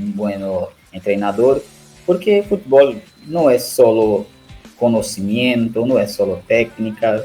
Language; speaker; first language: Spanish; non-native, learner; Portuguese